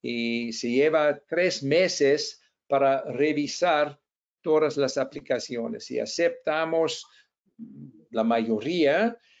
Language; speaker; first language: Spanish; non-native, fluent; English